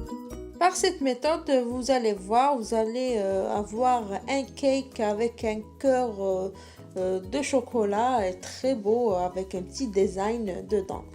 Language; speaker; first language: French; non-native, local second language; Arabic